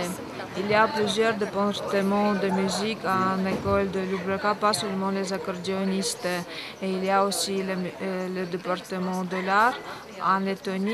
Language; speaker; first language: French; non-native, fluent; Latvian